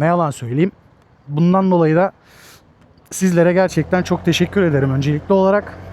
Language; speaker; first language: Turkish; native; Turkish